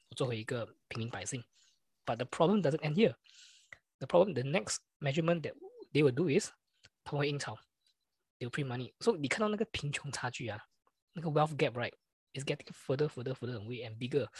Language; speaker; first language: English; non-native, local second language; Chinese